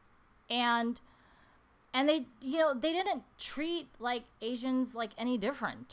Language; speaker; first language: English; native; English